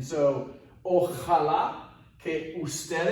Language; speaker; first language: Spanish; non-native, fluent; English